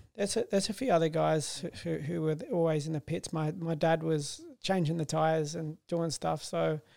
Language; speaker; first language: English; native; English